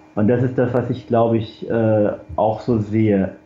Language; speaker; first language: German; early bilingual, other home language; Korean